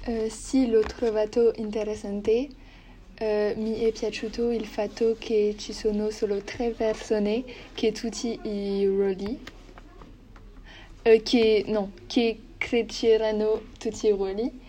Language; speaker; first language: Italian; non-native, learner; French